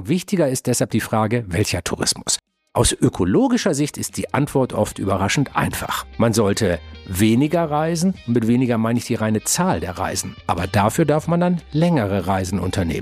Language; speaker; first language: German; native; German